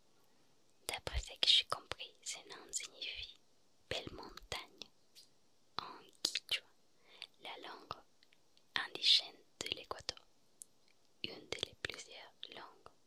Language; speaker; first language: French; non-native, fluent; Spanish